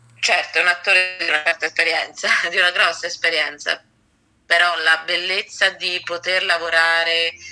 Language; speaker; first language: Italian; native; Italian